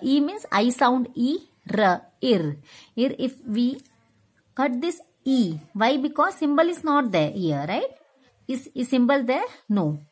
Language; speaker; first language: English; non-native, local second language; Tamil